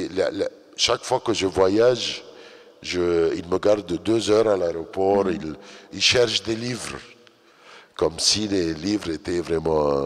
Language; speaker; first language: French; non-native, fluent; Arabic